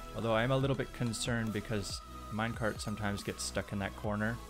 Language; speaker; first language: English; native; English